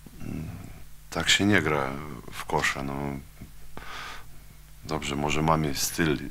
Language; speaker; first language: Polish; non-native, fluent; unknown